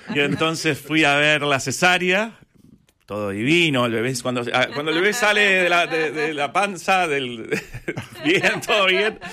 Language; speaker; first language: Spanish; native; Spanish